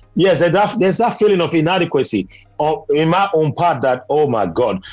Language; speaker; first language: English; non-native, local second language; Nigerian Pidgin